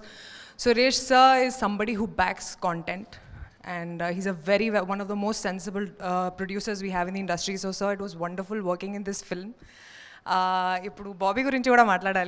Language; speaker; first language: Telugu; non-native, learner; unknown